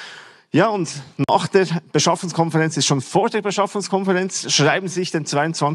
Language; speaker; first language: German; native; German